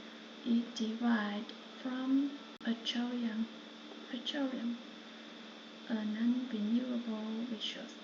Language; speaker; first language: English; non-native, learner; Vietnamese